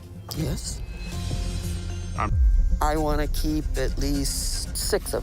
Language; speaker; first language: English; native; English